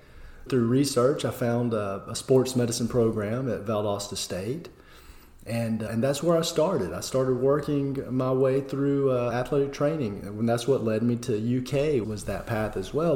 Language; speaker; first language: English; native; English